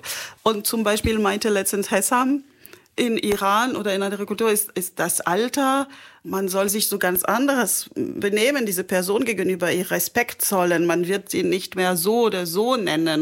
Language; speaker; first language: German; non-native, fluent; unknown